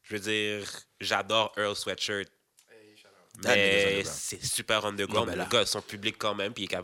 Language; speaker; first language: French; native; French